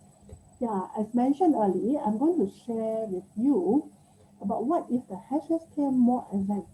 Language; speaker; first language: English; non-native, local second language; Chinese